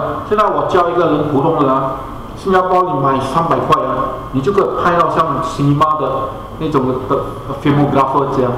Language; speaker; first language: Chinese; native; Chinese